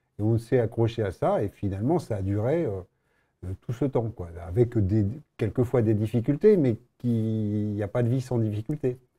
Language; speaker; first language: French; native; French